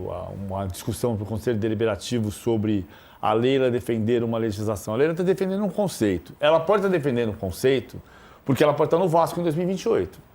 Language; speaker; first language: Portuguese; native; Portuguese